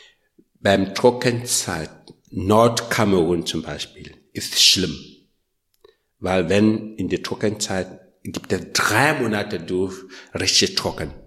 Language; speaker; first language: German; non-native, learner; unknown